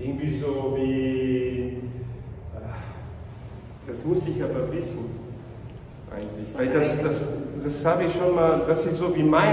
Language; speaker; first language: German; non-native, fluent; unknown